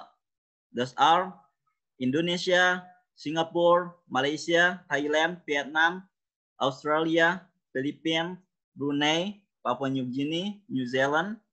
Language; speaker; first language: English; non-native, learner; Indonesian